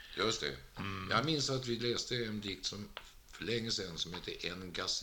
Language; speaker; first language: Swedish; native; Swedish